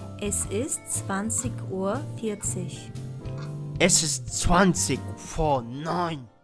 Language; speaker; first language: German; non-native, fluent; Turkish